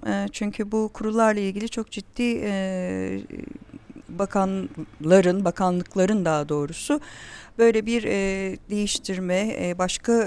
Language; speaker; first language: Turkish; native; Turkish